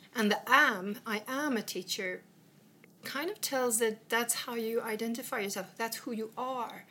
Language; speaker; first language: English; non-native, fluent; Swedish